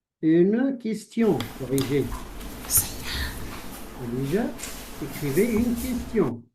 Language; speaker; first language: French; non-native, local second language; Arabic